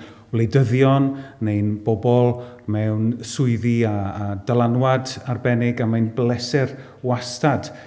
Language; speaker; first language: Welsh; native; Welsh